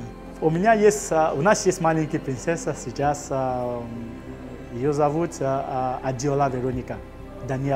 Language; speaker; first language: Russian; non-native, learner; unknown